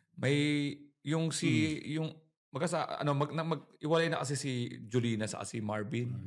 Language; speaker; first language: Filipino; native; Filipino